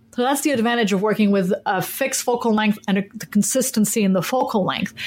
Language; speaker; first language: English; non-native, fluent; French